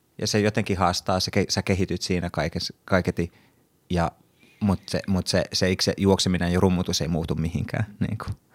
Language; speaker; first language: Finnish; non-native, local second language; Swedish